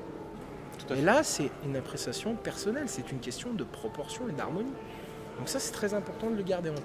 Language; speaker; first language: French; native; French